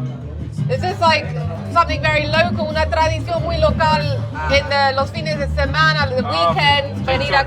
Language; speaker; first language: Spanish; non-native, learner; English